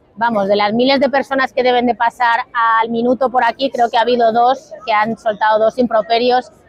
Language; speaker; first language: Spanish; native; Spanish